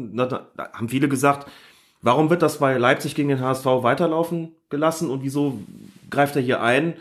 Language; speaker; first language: German; native; German